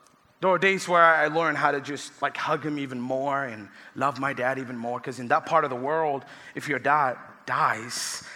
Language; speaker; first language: English; non-native, fluent; Tigrinya